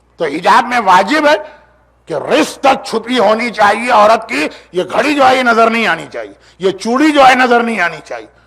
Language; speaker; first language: Urdu; native; Urdu